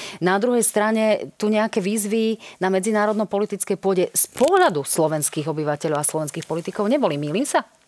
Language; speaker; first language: Slovak; native; Slovak